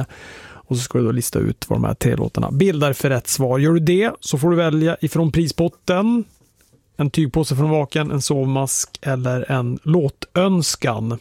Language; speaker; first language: Swedish; native; Swedish